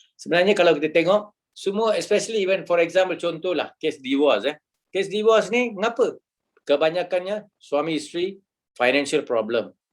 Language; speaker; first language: Malay; non-native, local second language; Tamil